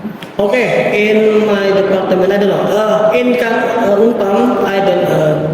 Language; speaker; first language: English; non-native, learner; Indonesian